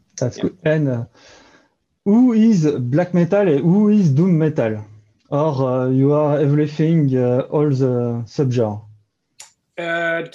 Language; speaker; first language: English; non-native, learner; French